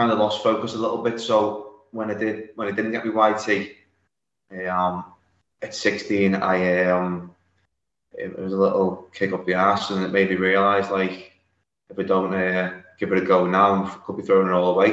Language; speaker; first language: English; native; English